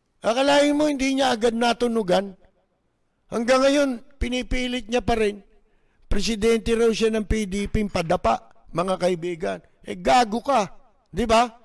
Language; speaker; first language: Filipino; native; Filipino